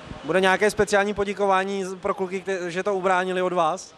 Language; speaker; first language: Czech; native; Czech